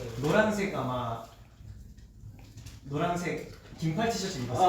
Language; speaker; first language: Korean; native; Korean